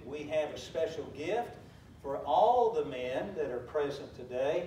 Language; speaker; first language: English; native; English